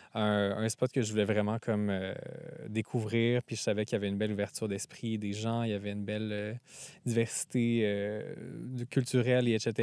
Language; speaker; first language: French; native; French